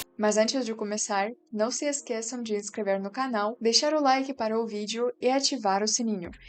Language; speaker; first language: Portuguese; non-native, fluent; Russian